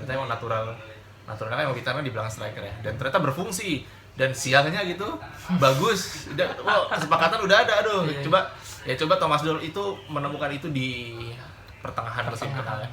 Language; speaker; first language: Indonesian; native; Indonesian